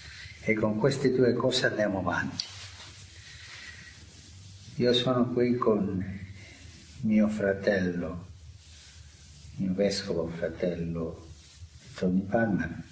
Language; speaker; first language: Italian; non-native, fluent; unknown